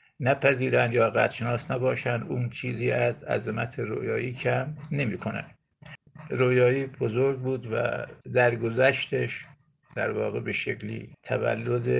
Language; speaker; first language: Persian; native; Persian